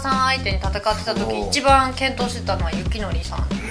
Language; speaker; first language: Japanese; native; Japanese